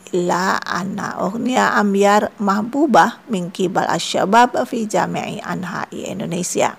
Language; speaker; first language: Arabic; non-native, fluent; Indonesian